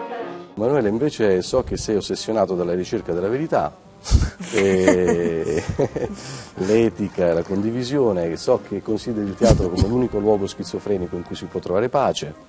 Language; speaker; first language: Italian; native; Italian